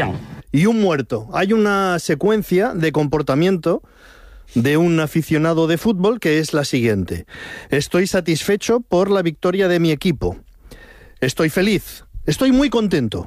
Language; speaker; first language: Spanish; native; Spanish